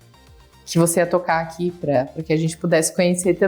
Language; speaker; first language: Portuguese; native; Portuguese